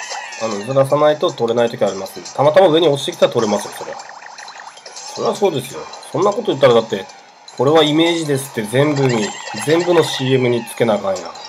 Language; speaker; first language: Japanese; native; Japanese